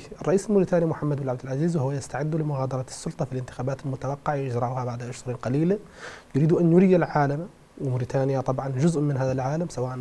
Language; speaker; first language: Arabic; native; Arabic